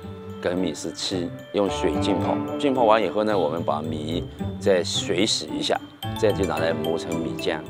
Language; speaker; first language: Chinese; native; Chinese